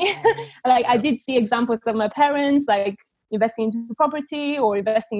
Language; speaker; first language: English; non-native, fluent; Bulgarian